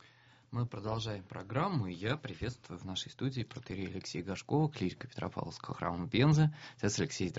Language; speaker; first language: Russian; native; Russian